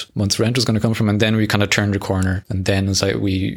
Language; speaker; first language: English; native; English